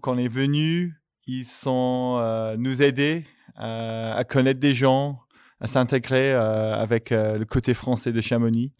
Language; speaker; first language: French; non-native, fluent; English